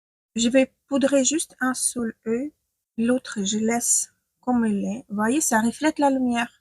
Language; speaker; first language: French; non-native, fluent; Ukrainian